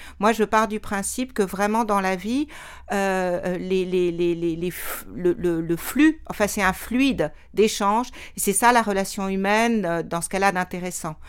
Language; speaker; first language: French; native; French